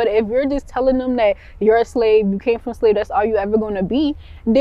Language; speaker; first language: English; early bilingual, other home language; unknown